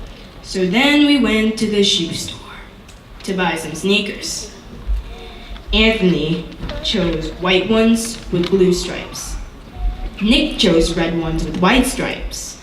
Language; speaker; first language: English; native; English